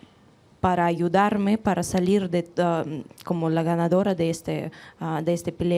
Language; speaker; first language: Spanish; non-native, fluent; Russian